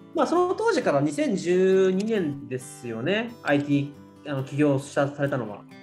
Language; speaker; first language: Japanese; native; Japanese